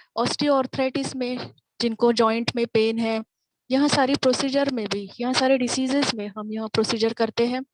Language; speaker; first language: Hindi; non-native, local second language; Marathi